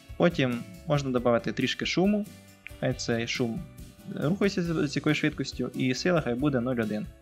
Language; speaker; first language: Ukrainian; native; Ukrainian